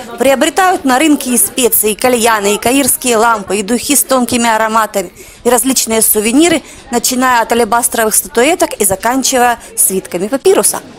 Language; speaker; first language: Russian; native; Russian